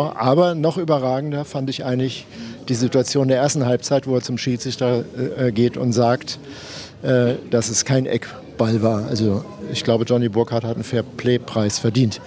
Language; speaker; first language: German; native; German